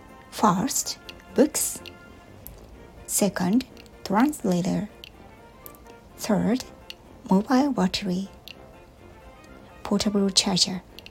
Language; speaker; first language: English; non-native, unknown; Japanese